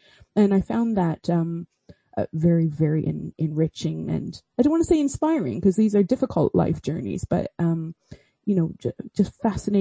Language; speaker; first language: English; native; English